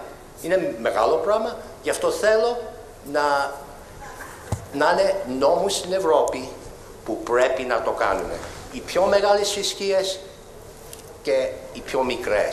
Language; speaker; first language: Greek; early bilingual, heritage; Greek